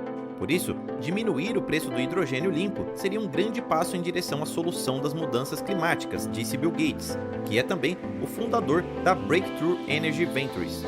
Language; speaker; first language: Portuguese; native; Portuguese